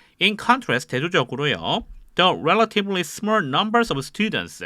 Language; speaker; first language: English; non-native, fluent; Korean